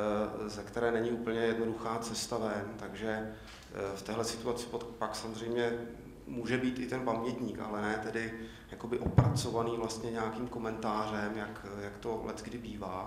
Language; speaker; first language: Czech; native; Czech